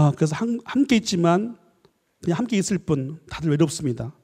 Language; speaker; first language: Korean; native; Korean